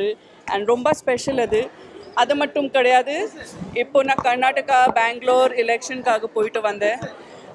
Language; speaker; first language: Tamil; non-native, local second language; Gujarati